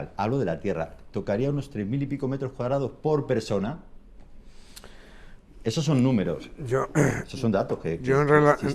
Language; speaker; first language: Spanish; native; Spanish